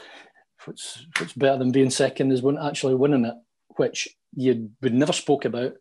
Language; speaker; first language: English; native; English